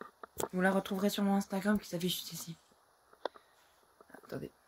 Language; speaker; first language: French; native; French